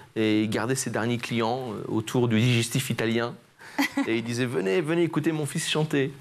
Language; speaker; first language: French; native; French